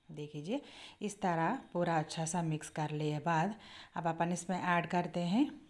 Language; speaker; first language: Hindi; native; Hindi